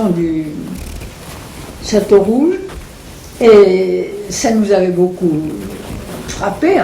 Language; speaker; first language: French; native; French